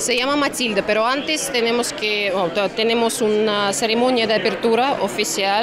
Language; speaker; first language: Spanish; non-native, learner; Russian